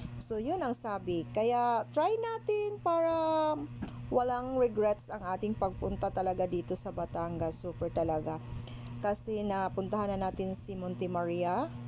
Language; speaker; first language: Filipino; non-native, local second language; Cebuano